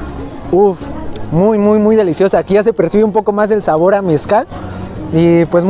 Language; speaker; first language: Spanish; native; Spanish